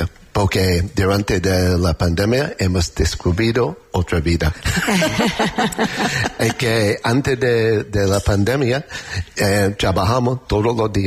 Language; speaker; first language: Spanish; non-native, learner; English